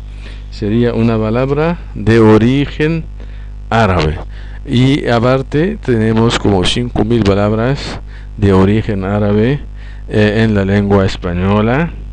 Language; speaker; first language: Spanish; non-native, fluent; Arabic